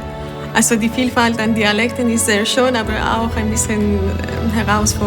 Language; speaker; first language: German; non-native, fluent; Armenian